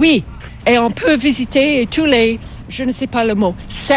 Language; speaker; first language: French; non-native, fluent; English